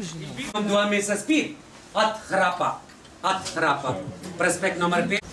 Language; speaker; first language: Russian; non-native, learner; Sinhala